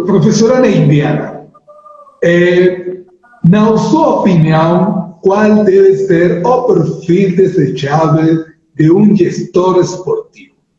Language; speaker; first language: Portuguese; non-native, learner; Spanish